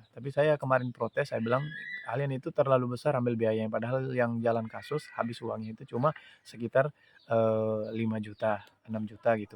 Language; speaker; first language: Indonesian; non-native, fluent; Urdu